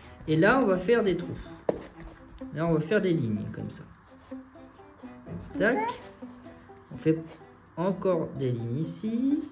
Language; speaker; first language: French; native; French